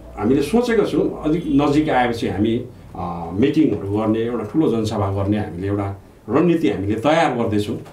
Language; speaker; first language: Nepali; native; Nepali